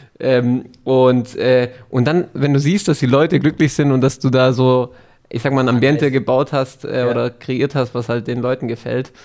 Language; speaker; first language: German; native; German